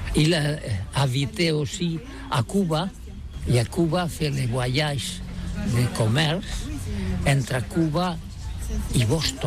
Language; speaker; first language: French; non-native, learner; Catalan